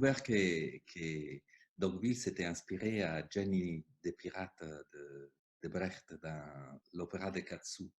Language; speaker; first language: French; non-native, fluent; Italian